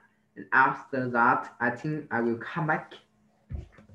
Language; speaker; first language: English; non-native, learner; Vietnamese